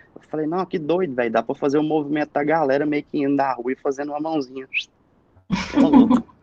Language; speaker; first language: Portuguese; native; Portuguese